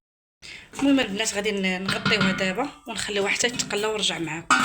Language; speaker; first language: Arabic; native; Arabic